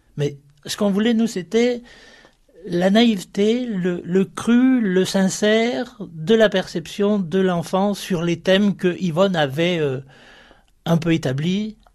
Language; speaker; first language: French; native; French